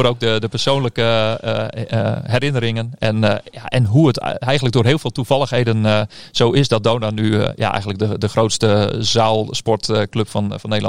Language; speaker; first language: Dutch; native; Dutch